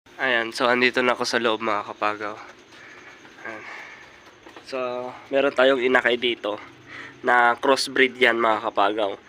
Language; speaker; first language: Filipino; native; Filipino